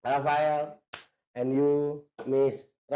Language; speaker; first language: English; non-native, learner; Indonesian